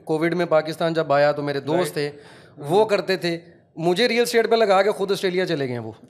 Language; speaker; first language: Urdu; non-native, local second language; Punjabi